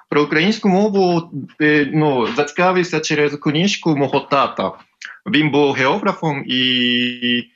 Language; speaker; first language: Ukrainian; non-native, learner; Japanese